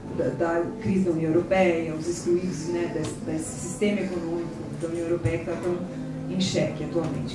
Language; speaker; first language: Portuguese; native; Portuguese